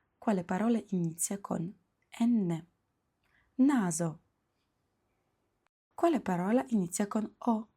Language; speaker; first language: Italian; non-native, fluent; Ukrainian